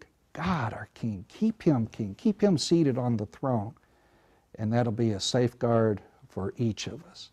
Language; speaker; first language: English; native; English